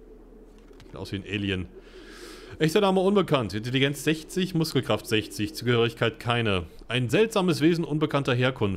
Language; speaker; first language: German; native; German